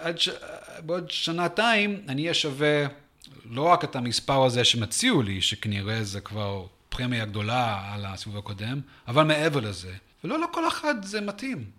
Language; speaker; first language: Hebrew; non-native, fluent; English